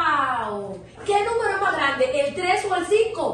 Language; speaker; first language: Spanish; native; Spanish